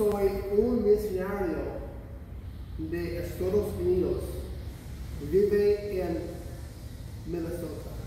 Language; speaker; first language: Spanish; non-native, learner; English